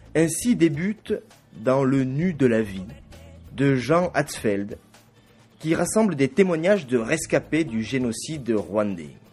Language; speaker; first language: French; native; French